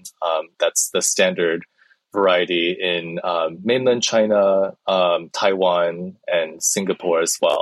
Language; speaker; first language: English; early bilingual, other home language; Chinese